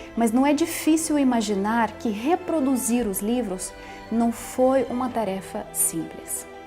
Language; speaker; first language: Portuguese; non-native, fluent; Ukrainian